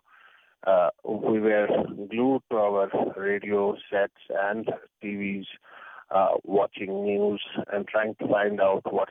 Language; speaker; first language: English; non-native, local second language; Kashmiri